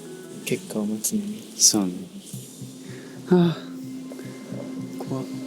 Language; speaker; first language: Japanese; native; Japanese